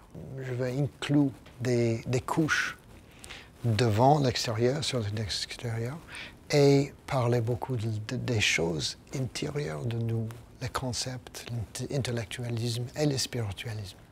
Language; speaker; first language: French; non-native, fluent; English